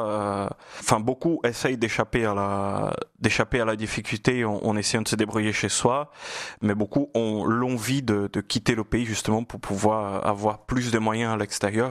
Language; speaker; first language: French; non-native, fluent; Portuguese